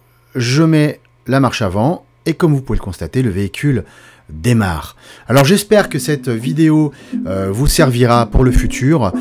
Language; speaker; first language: French; native; French